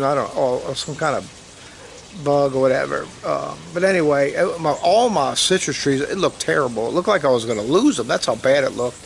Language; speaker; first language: English; native; English